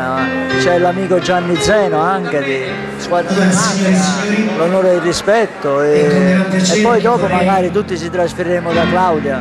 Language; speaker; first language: Italian; native; Italian